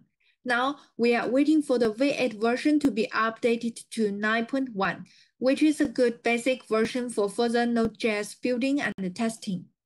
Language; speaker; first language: English; non-native, fluent; Chinese